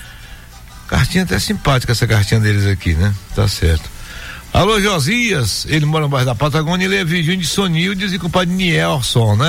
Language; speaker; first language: Portuguese; native; Portuguese